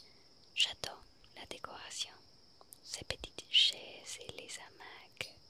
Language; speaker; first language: French; non-native, fluent; Spanish